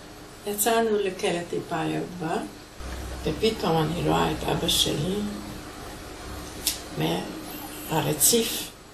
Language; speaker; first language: Hebrew; non-native, fluent; Hungarian